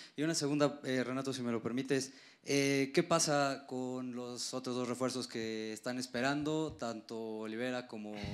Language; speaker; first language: Spanish; non-native, fluent; Portuguese